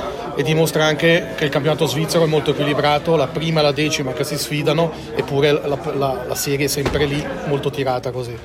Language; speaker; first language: Italian; native; Italian